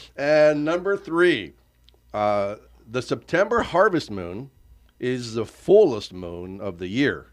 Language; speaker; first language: English; native; English